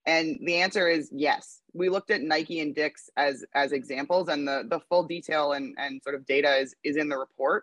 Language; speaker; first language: English; native; English